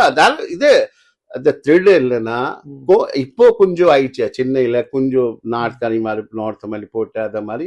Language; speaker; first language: Tamil; non-native, fluent; Hindi